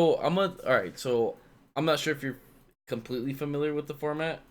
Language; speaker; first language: English; native; English